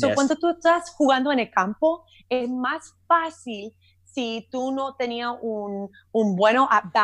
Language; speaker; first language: Spanish; early bilingual, heritage; Spanish